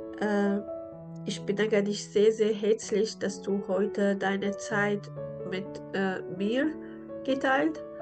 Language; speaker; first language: German; non-native, learner; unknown